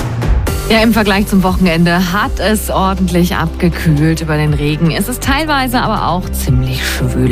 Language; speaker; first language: German; native; German